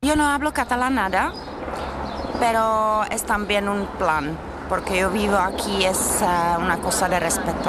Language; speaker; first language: Spanish; non-native, fluent; Czech